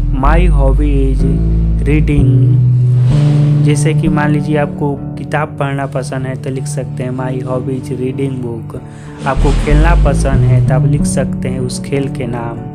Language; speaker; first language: Hindi; native; Hindi